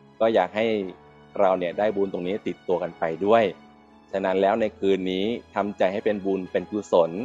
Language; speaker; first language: Thai; native; Thai